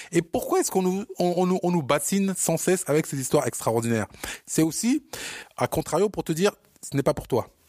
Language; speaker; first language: French; early bilingual, other home language; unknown